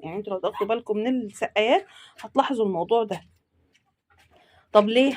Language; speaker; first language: Arabic; native; Arabic